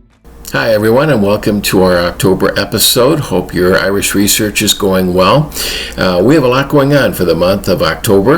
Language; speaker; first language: English; native; English